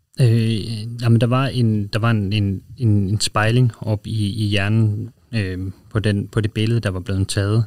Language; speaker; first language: Danish; native; Danish